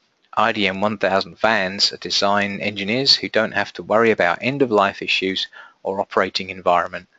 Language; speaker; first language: English; native; English